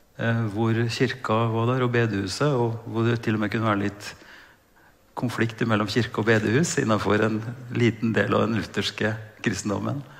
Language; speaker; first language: Norwegian; native; Norwegian